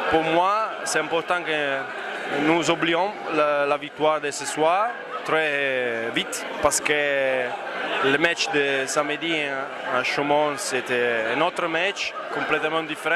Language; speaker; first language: French; non-native, fluent; Italian